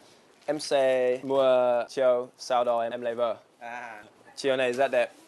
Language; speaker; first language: Vietnamese; non-native, learner; English